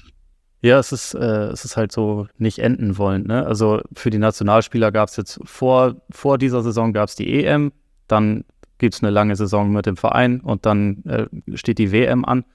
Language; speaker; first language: German; native; German